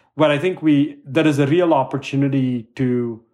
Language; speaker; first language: English; non-native, local second language; Tamil